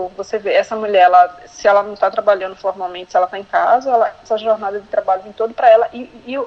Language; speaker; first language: Portuguese; native; Portuguese